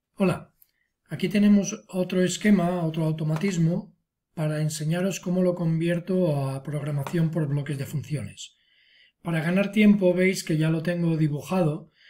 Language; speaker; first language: Spanish; non-native, local second language; Catalan